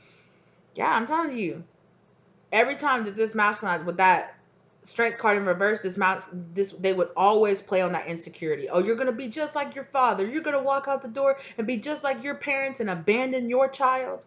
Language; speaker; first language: English; native; English